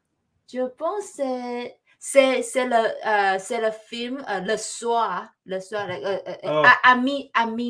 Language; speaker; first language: French; non-native, learner; Chinese